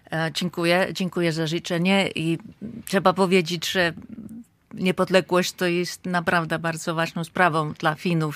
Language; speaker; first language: Polish; non-native, fluent; Finnish